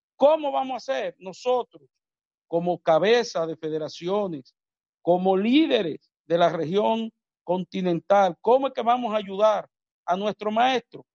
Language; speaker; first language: Spanish; native; Spanish